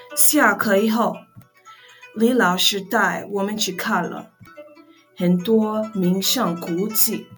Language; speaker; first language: Chinese; non-native, learner; English